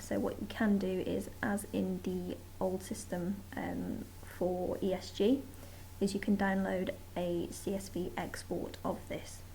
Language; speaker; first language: English; native; English